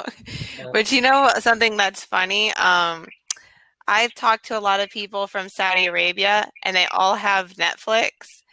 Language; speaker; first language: English; native; English